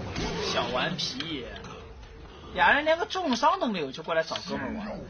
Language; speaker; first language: Chinese; native; Chinese